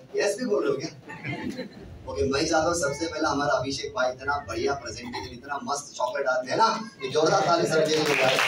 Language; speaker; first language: Hindi; non-native, local second language; Kannada